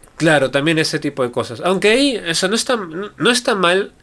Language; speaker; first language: Spanish; native; Spanish